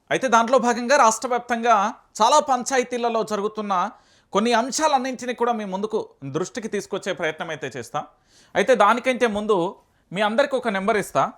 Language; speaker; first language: Telugu; native; Telugu